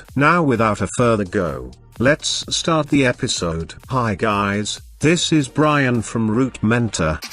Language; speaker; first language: English; non-native, fluent; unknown